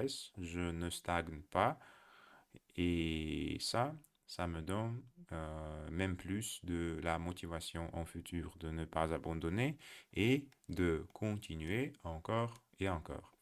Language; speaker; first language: French; non-native, learner; Russian